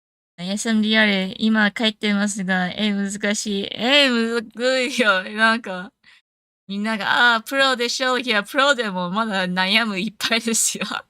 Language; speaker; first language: Japanese; non-native, learner; English